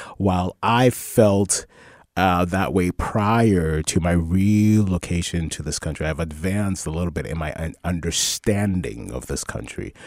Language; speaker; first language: English; early bilingual, other home language; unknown